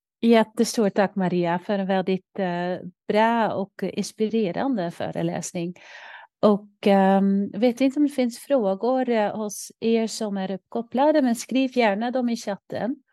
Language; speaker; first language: Swedish; non-native, fluent; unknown